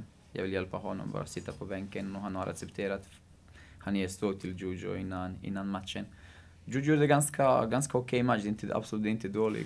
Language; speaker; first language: Swedish; non-native, fluent; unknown